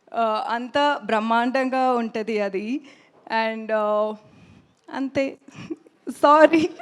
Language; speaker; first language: Telugu; non-native, learner; Tamil